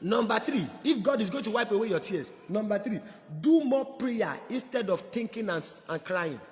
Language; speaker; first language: English; non-native, local second language; Yoruba